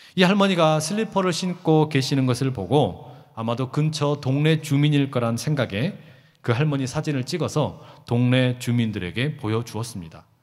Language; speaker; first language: Korean; native; Korean